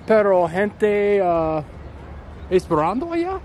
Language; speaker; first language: Spanish; non-native, learner; English